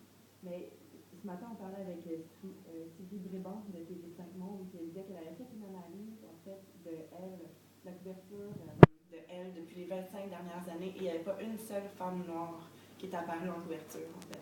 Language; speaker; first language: French; native; French